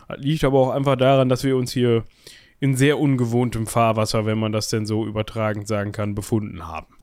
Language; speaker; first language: German; native; German